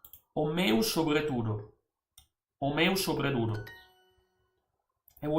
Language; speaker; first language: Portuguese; non-native, learner; Italian